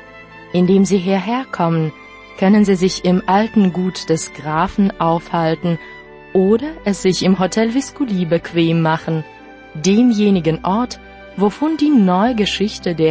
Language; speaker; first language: German; non-native, fluent; Russian